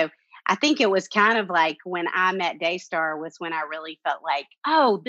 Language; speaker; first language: English; native; English